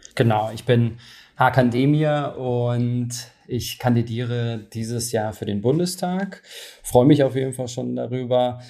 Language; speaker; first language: German; early bilingual, other home language; Turkish